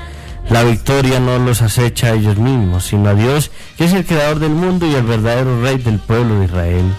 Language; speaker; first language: Spanish; native; Spanish